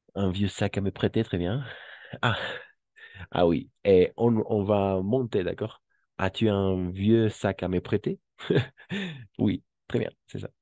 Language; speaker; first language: French; non-native, fluent; Spanish